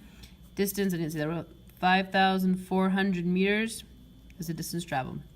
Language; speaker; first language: English; native; English